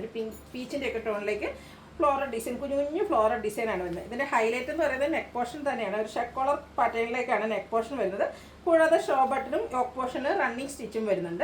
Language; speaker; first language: Malayalam; native; Malayalam